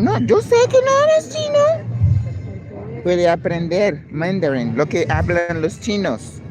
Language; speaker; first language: Spanish; non-native, learner; English